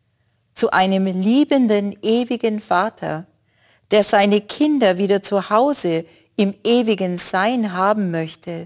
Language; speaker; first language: German; native; German